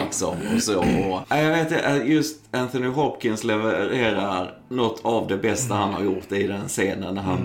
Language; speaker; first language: Swedish; native; Swedish